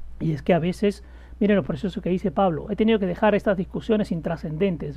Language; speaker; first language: Spanish; native; Spanish